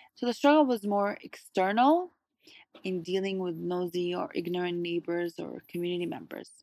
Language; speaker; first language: English; early bilingual, other home language; Arabic